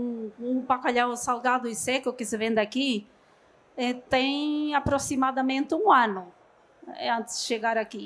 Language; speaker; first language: Portuguese; non-native, fluent; Norwegian